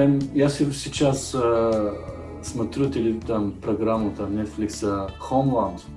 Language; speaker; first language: Russian; non-native, learner; Bulgarian